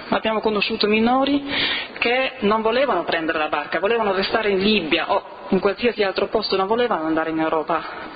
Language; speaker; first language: Italian; non-native, fluent; Arabic